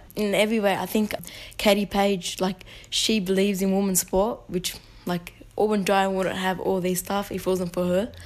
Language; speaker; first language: English; native; English